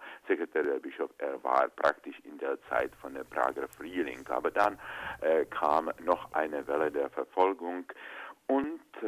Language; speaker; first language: German; non-native, fluent; Czech